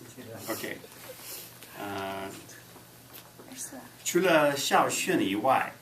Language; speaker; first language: Chinese; non-native, fluent; English